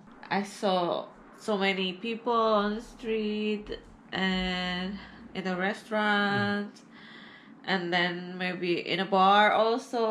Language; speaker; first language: English; non-native, learner; Indonesian